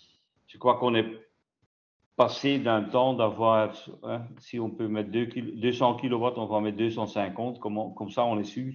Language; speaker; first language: French; non-native, local second language; Dutch